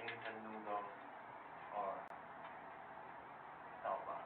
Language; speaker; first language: English; non-native, learner; Chinese